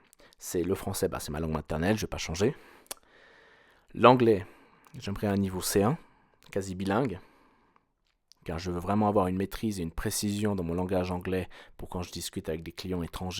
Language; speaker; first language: French; native; French